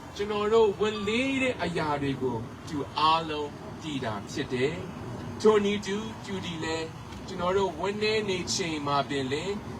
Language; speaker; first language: Burmese; non-native, local second language; Kachin